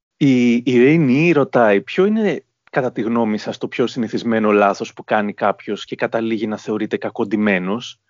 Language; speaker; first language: Greek; native; Greek